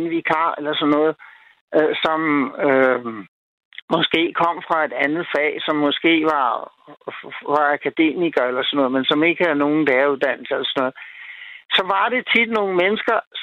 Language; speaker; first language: Danish; native; Danish